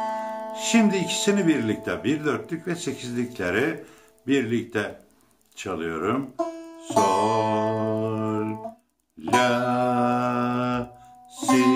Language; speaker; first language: Turkish; native; Turkish